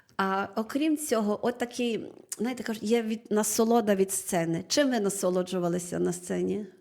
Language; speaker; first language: Ukrainian; native; Ukrainian